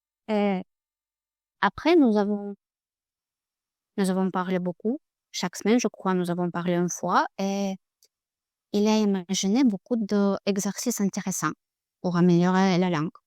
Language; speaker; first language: French; non-native, learner; Russian